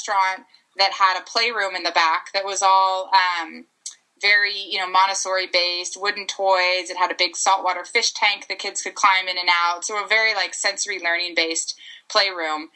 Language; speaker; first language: English; native; English